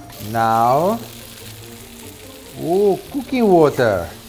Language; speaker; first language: English; non-native, fluent; Italian